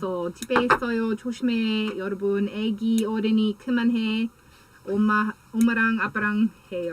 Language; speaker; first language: Korean; non-native, learner; English